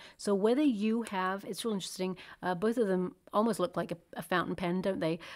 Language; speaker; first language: English; native; English